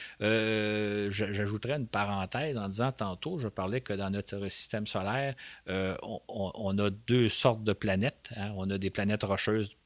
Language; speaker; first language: French; native; French